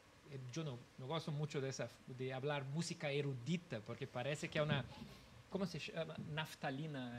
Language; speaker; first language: Spanish; non-native, learner; Portuguese